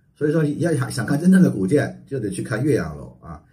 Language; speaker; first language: Chinese; native; Chinese